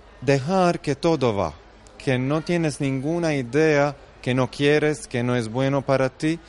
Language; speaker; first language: Spanish; non-native, fluent; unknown